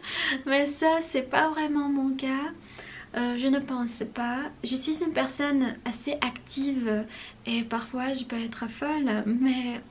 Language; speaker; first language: French; non-native, fluent; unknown